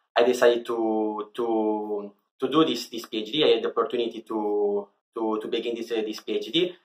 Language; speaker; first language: English; non-native, fluent; Italian